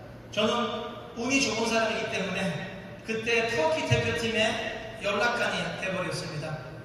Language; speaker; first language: Korean; non-native, fluent; Turkish